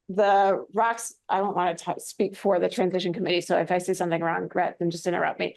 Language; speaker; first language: English; native; English